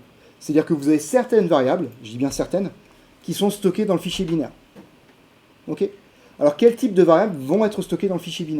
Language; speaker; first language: French; native; French